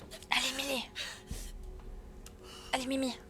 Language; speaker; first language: French; native; French